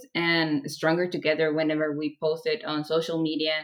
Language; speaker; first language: English; non-native, fluent; Persian